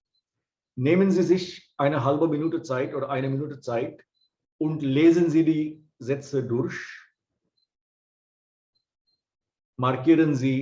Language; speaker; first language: German; non-native, fluent; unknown